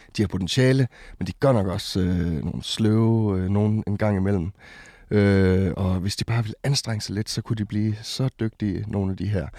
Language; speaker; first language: Danish; native; Danish